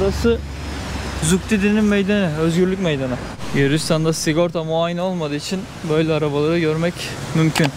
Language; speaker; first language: Turkish; native; Turkish